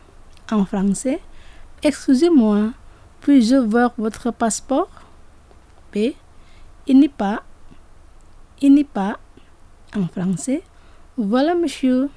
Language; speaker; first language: French; non-native, fluent; Indonesian